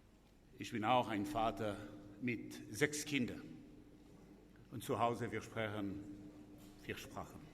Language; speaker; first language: German; non-native, local second language; French